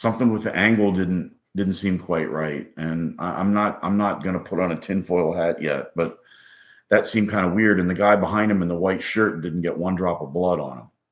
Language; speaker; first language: English; native; English